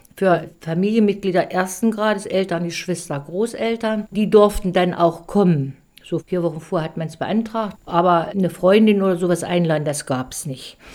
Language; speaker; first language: German; native; German